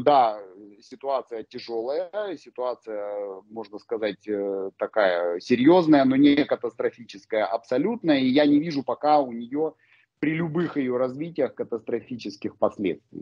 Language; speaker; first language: Russian; native; Russian